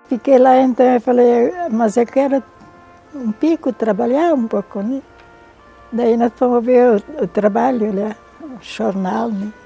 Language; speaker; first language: Portuguese; non-native, local second language; German